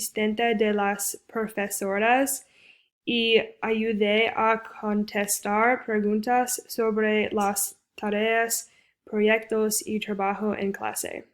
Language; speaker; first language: Spanish; non-native, fluent; English